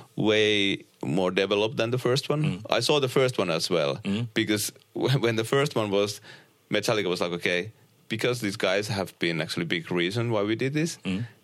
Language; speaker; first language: English; non-native, fluent; Finnish